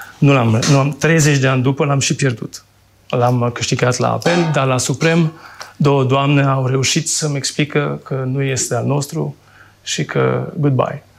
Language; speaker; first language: Romanian; non-native, fluent; French